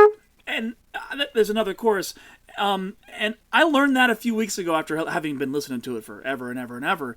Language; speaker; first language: English; native; English